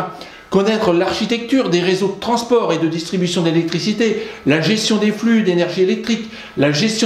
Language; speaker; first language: French; native; French